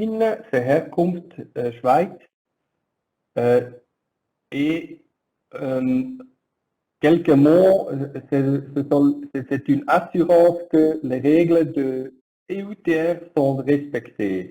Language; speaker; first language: French; non-native, learner; German